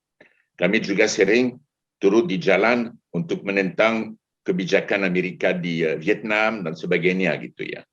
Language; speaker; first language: Indonesian; non-native, fluent; French